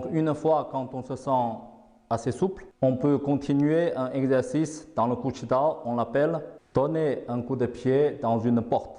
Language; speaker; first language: French; non-native, fluent; Chinese